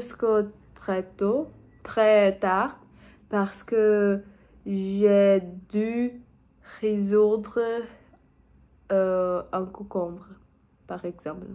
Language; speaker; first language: French; non-native, learner; Portuguese